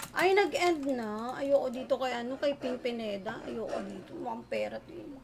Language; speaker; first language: Filipino; native; Filipino